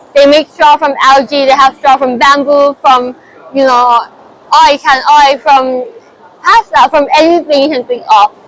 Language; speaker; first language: English; non-native, fluent; Thai